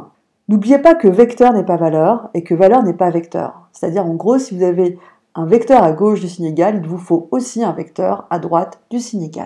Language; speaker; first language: French; native; French